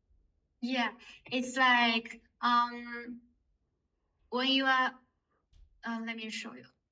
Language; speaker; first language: English; non-native, fluent; Chinese